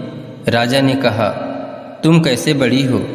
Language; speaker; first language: Hindi; native; Hindi